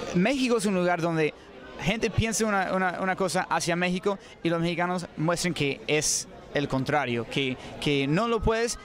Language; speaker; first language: Spanish; non-native, fluent; English